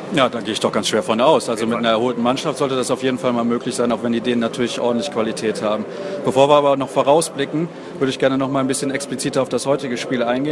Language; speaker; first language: German; native; German